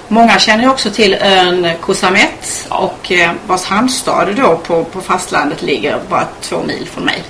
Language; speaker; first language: Swedish; native; Swedish